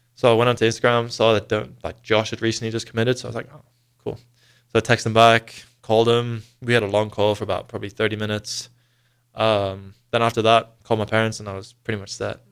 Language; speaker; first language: English; native; English